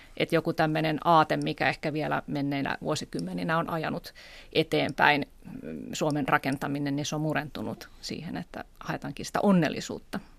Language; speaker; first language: Finnish; native; Finnish